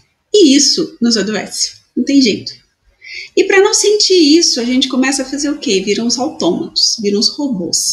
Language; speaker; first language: Portuguese; native; Portuguese